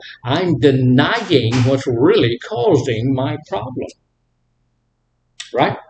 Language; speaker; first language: English; native; English